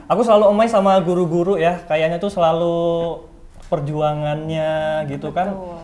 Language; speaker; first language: Indonesian; native; Indonesian